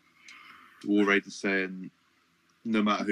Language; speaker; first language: English; native; English